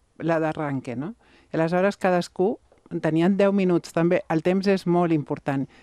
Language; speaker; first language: Catalan; non-native, local second language; Spanish